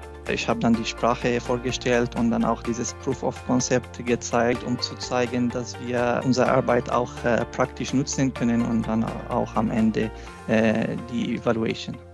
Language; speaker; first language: German; non-native, fluent; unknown